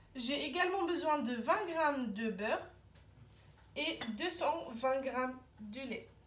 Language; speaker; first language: French; non-native, local second language; Arabic